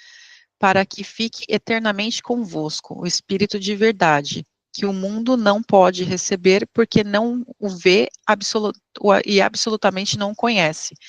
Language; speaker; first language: Portuguese; native; Portuguese